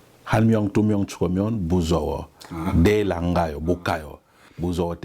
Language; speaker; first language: Korean; non-native, learner; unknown